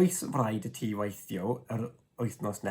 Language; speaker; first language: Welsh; non-native, learner; English